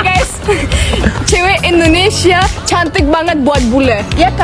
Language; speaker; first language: Indonesian; non-native, learner; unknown